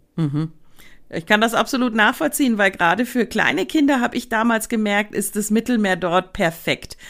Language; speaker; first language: German; native; German